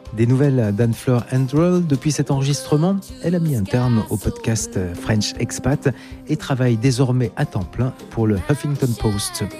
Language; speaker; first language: French; native; French